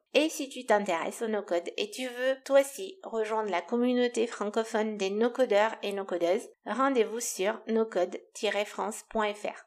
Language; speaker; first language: French; non-native, fluent; Romanian